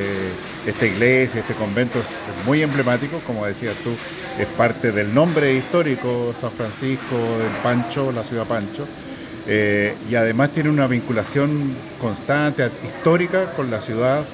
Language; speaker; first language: Spanish; native; Spanish